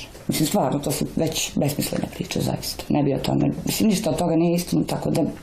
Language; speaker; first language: Bosnian; native; Bosnian